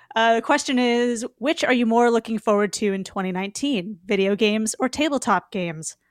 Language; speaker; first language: English; native; English